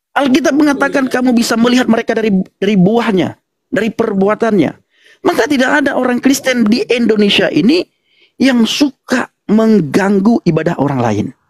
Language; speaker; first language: Indonesian; non-native, local second language; Achinese